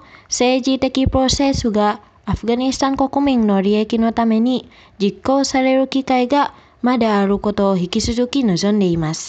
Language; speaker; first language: Japanese; non-native, fluent; Indonesian